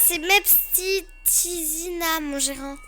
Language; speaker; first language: French; native; French